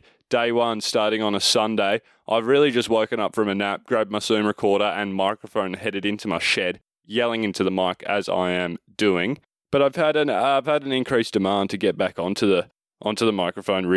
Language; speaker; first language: English; native; English